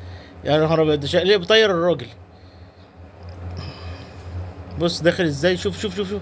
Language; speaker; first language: Arabic; native; Arabic